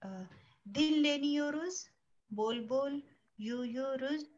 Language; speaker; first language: Turkish; non-native, learner; Urdu